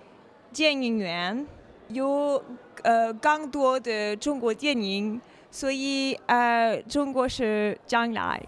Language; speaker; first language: Chinese; non-native, learner; French